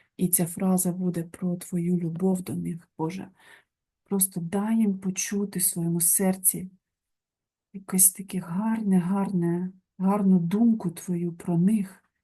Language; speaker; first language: Ukrainian; non-native, local second language; Russian